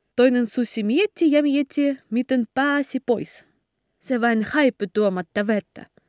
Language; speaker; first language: Finnish; non-native, learner; Ukrainian